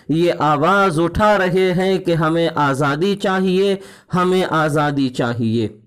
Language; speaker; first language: Urdu; native; Urdu